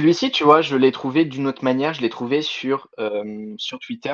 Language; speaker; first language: French; native; French